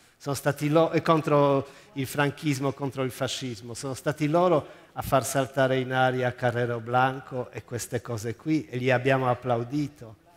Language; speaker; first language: Italian; non-native, fluent; Polish